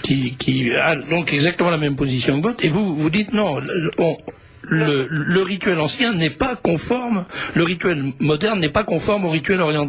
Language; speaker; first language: French; native; French